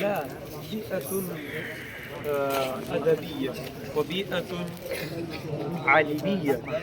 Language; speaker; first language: Arabic; non-native, learner; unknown